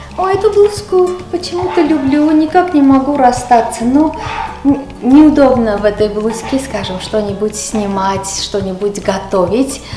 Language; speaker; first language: Russian; non-native, local second language; Armenian